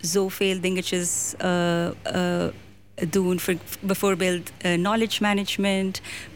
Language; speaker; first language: Dutch; non-native, learner; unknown